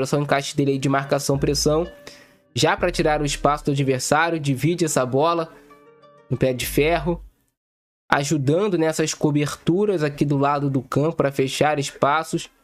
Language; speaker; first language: Portuguese; native; Portuguese